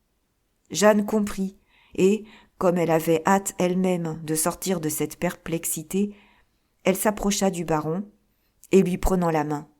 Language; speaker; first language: French; native; French